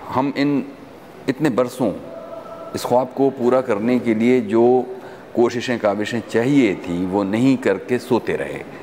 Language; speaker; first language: Hindi; native; Hindi